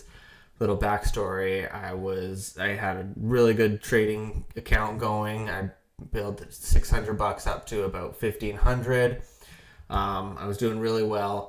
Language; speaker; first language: English; native; English